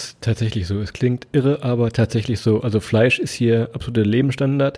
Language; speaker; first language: German; native; German